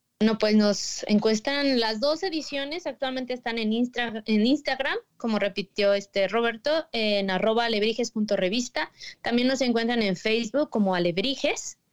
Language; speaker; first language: Spanish; native; Spanish